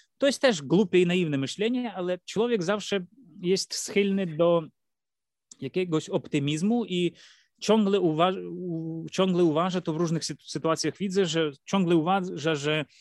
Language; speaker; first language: Polish; non-native, fluent; Ukrainian